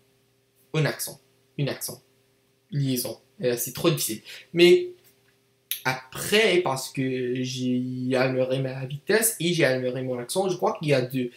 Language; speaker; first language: French; non-native, learner; English